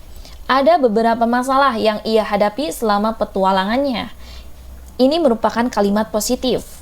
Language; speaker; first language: Indonesian; native; Indonesian